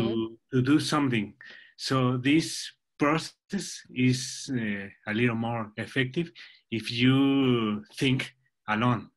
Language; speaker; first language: English; non-native, learner; Spanish